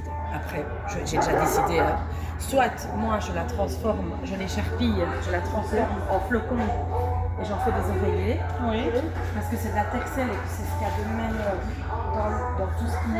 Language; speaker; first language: French; native; French